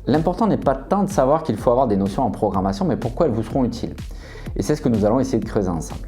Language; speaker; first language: French; native; French